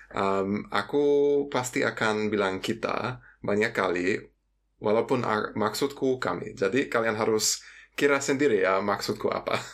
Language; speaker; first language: Indonesian; non-native, fluent; German